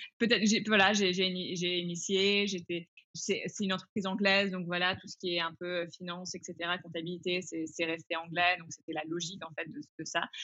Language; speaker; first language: French; early bilingual, other home language; English